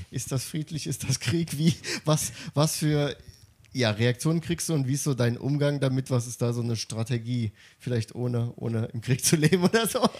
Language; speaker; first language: German; native; German